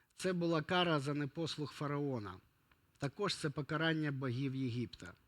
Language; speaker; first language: Ukrainian; non-native, local second language; Russian